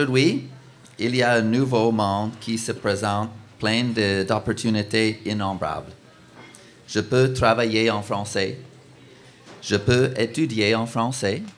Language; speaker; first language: French; non-native, local second language; English